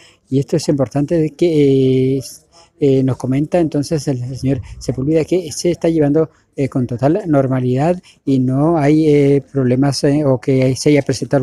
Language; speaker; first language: Spanish; native; Spanish